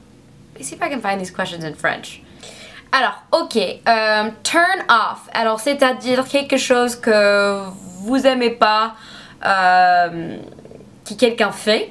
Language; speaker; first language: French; non-native, learner; English